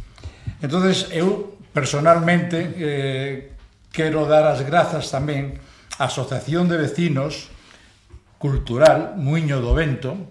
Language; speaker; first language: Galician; non-native, local second language; Spanish